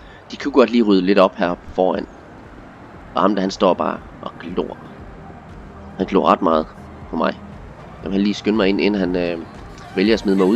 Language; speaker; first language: Danish; native; Danish